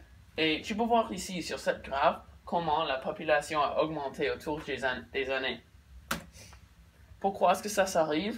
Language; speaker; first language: French; non-native, learner; English